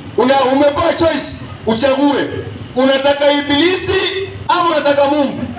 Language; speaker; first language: Swahili; non-native, local second language; Kikuyu